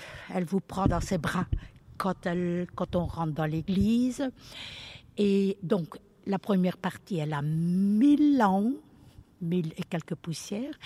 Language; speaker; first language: French; early bilingual, other home language; Italian